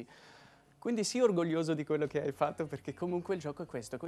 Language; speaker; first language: Italian; non-native, fluent; Arabic